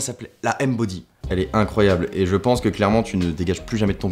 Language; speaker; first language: French; native; French